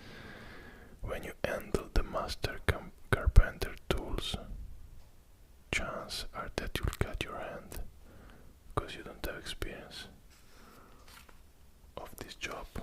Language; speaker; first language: English; non-native, fluent; Italian